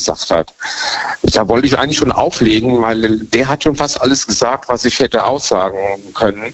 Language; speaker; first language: German; native; German